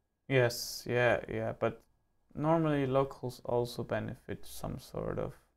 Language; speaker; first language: English; non-native, fluent; German